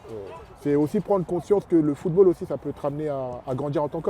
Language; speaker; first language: French; native; French